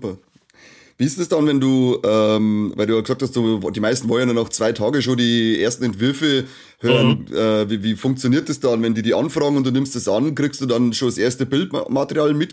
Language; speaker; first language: German; native; German